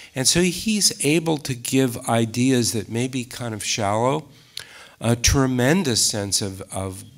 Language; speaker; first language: English; native; English